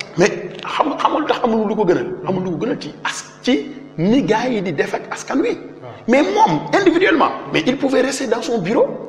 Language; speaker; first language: Wolof; native; Wolof